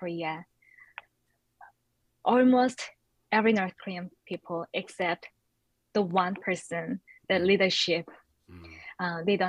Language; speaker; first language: English; non-native, fluent; Korean